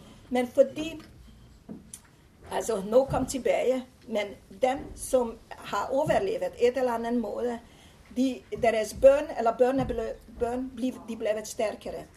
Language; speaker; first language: Danish; non-native, fluent; Hungarian